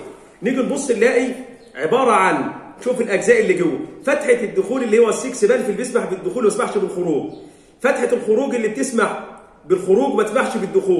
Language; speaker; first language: Arabic; native; Arabic